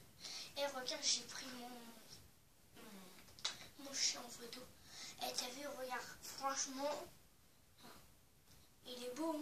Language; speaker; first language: French; native; French